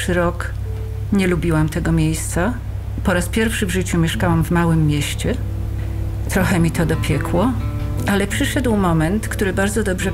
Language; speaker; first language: English; non-native, fluent; Polish